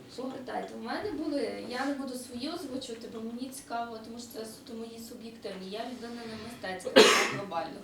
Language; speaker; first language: Ukrainian; native; Ukrainian